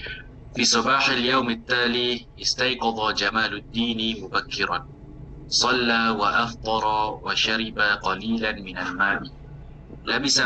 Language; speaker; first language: Arabic; non-native, learner; Malay